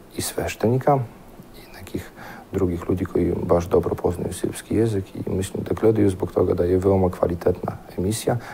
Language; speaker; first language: Serbian; non-native, fluent; Polish